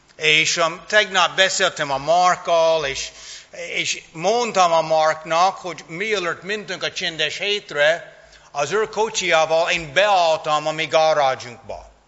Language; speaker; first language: Hungarian; non-native, fluent; English